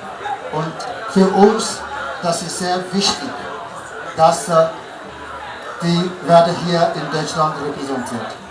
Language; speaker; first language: German; non-native, learner; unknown